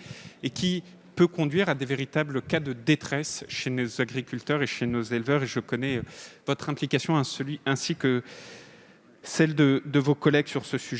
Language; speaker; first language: French; native; French